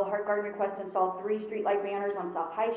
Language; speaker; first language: English; native; English